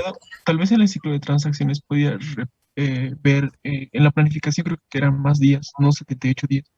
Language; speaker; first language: Spanish; native; Spanish